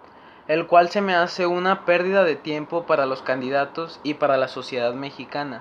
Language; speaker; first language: Spanish; native; Spanish